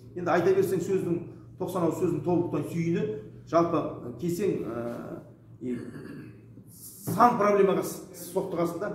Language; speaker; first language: Kazakh; early bilingual, heritage; Kazakh